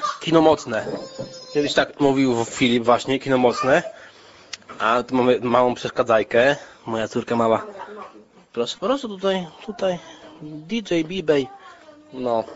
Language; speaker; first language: Polish; native; Polish